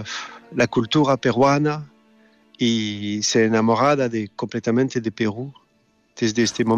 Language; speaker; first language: Spanish; non-native, fluent; French